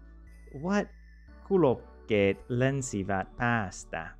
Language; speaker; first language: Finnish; non-native, learner; English